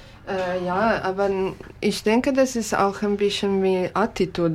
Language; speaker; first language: German; non-native, learner; Japanese